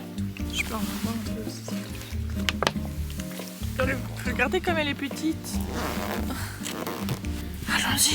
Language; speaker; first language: French; native; French